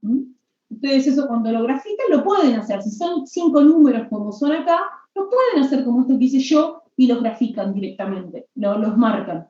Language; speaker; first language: Spanish; native; Spanish